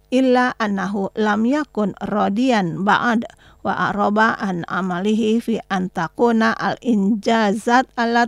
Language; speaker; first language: Arabic; non-native, fluent; Indonesian